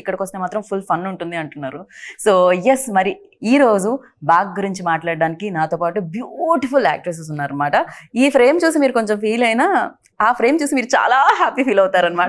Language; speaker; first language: Telugu; native; Telugu